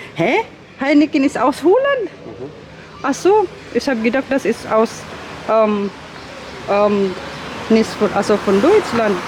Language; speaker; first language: German; non-native, learner; Filipino